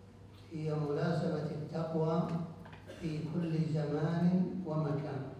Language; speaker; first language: Arabic; native; Arabic